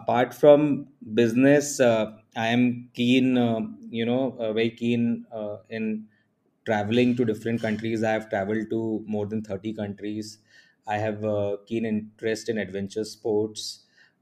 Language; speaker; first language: English; non-native, local second language; Hindi